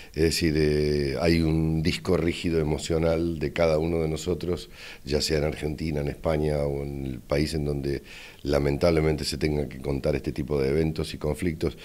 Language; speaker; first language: Spanish; native; Spanish